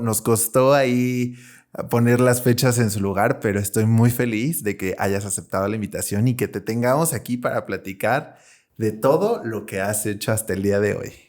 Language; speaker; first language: Spanish; native; Spanish